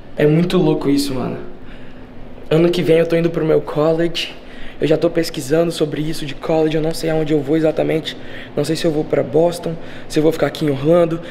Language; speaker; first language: Portuguese; early bilingual, heritage; Portuguese